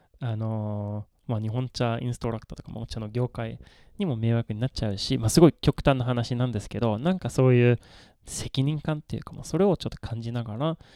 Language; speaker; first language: Japanese; non-native, fluent; Swedish